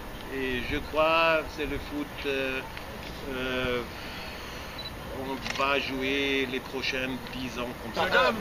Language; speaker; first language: French; non-native, fluent; German